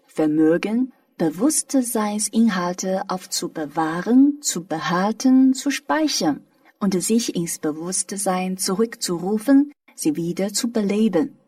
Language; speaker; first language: German; non-native, fluent; Chinese